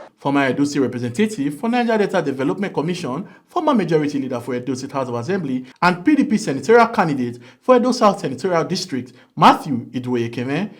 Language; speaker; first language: Nigerian Pidgin; native; Nigerian Pidgin